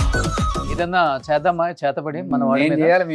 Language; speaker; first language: Telugu; native; Telugu